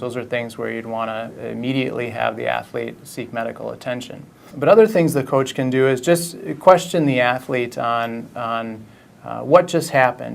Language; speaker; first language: English; native; English